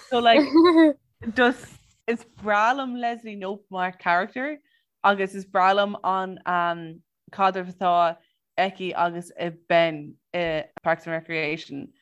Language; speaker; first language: Irish; non-native, local second language; English